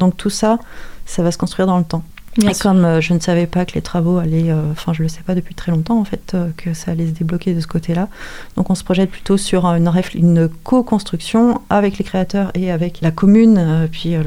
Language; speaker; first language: French; native; French